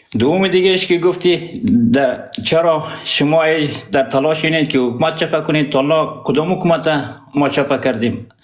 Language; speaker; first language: Persian; non-native, local second language; Pashto